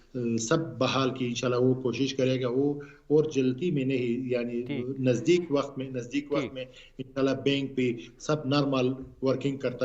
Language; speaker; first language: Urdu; non-native, learner; Pashto